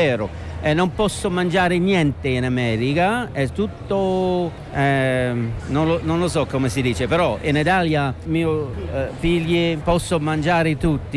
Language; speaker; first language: Italian; non-native, learner; English